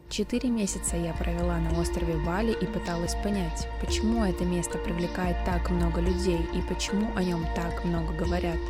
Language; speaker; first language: Russian; native; Russian